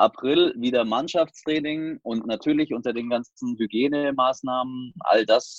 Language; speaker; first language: German; native; German